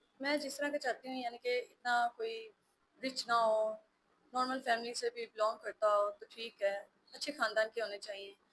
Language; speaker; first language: Urdu; early bilingual, heritage; Hindi